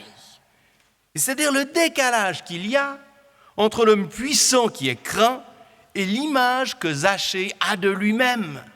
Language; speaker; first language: French; native; French